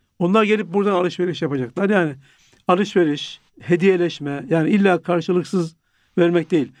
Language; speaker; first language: Turkish; native; Turkish